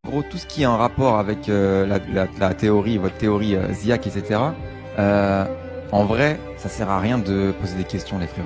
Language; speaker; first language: French; native; French